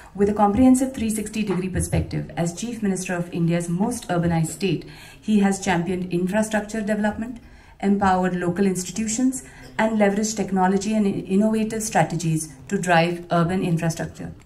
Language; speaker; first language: English; non-native, local second language; Marathi